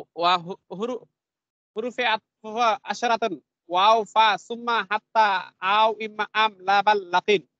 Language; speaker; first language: Arabic; non-native, learner; Bangla